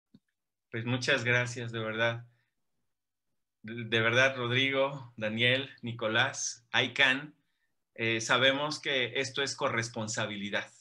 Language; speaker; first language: Spanish; native; Spanish